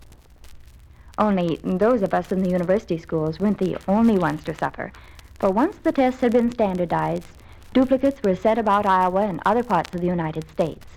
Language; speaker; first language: English; native; English